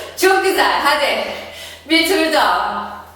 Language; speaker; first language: Turkish; non-native, fluent; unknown